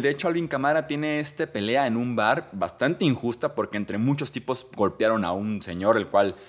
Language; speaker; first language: Spanish; native; Spanish